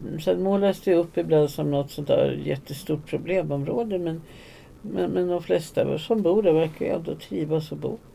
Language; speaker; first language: Swedish; native; Swedish